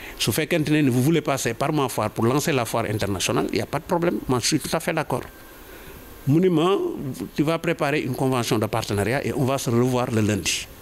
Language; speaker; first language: French; non-native, local second language; Wolof